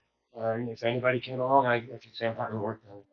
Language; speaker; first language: English; native; English